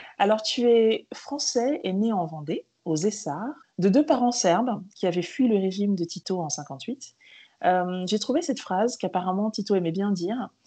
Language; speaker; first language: French; native; French